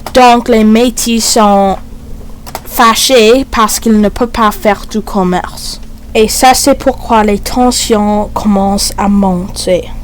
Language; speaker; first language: French; non-native, learner; English